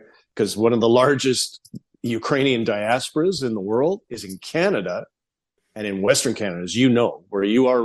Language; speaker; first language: English; native; English